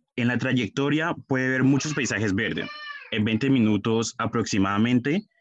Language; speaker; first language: Spanish; native; Spanish